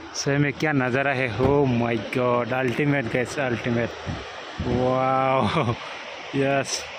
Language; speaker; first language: Hindi; non-native, local second language; Assamese